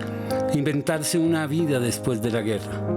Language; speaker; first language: Spanish; native; Spanish